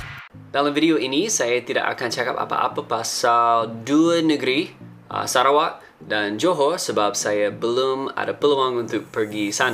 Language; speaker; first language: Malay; non-native, fluent; English